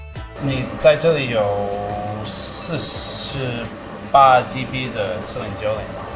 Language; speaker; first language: Chinese; non-native, learner; English